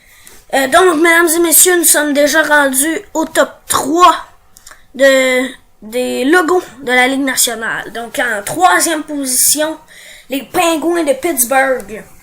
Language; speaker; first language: French; native; French